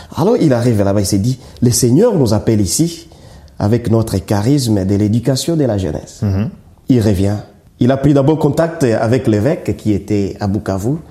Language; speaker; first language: French; non-native, local second language; Swahili